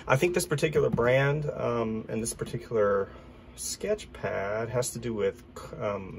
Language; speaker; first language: English; native; English